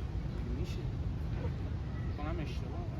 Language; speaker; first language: Persian; native; Persian